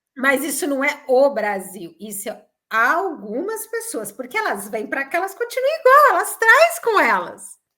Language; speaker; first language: Portuguese; native; Portuguese